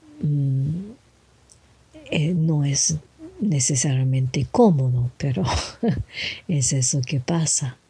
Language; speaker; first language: Spanish; non-native, learner; English